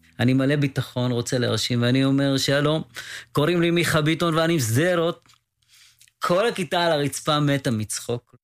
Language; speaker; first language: Hebrew; native; Hebrew